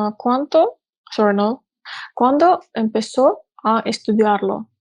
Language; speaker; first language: Spanish; non-native, learner; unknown